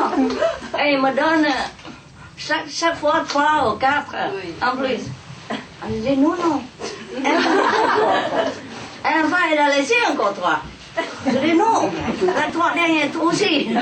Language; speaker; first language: French; non-native, learner; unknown